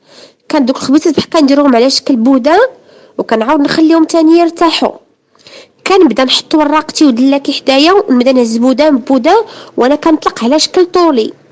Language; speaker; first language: Arabic; native; Arabic